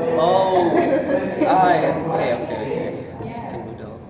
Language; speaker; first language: English; non-native, learner; Indonesian